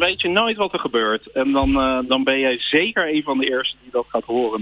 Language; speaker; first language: Dutch; native; Dutch